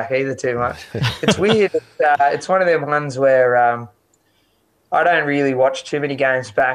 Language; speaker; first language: English; native; English